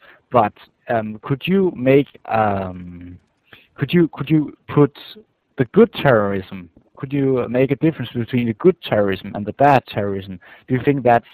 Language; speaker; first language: English; non-native, fluent; Danish